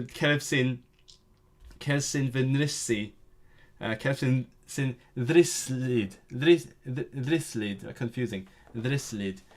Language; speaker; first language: Welsh; non-native, learner; Cantonese